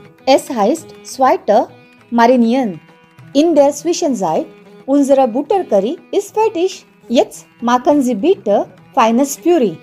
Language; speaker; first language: German; non-native, learner; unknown